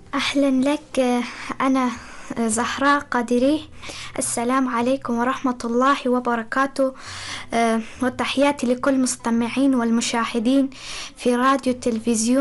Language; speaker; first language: Arabic; non-native, learner; Persian